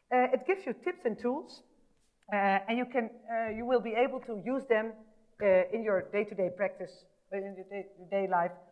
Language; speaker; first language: English; non-native, fluent; Dutch